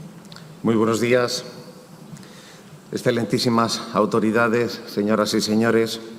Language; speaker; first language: Spanish; native; Spanish